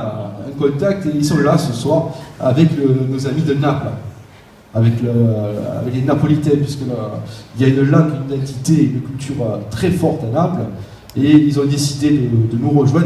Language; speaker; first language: French; native; French